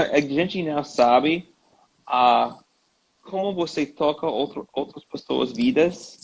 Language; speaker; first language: Portuguese; non-native, learner; English